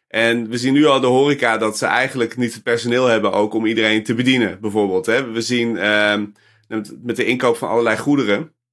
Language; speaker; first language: Dutch; native; Dutch